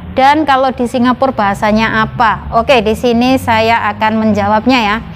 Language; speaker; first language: Indonesian; non-native, local second language; Javanese